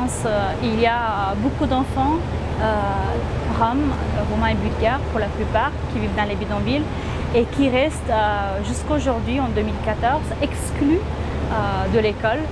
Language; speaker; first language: French; non-native, fluent; Romanian